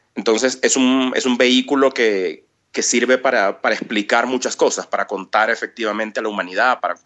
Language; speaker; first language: Spanish; native; Spanish